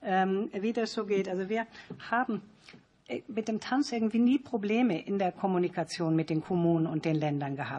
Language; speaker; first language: German; native; German